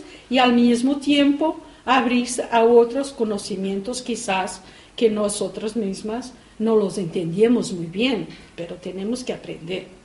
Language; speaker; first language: Spanish; non-native, fluent; Portuguese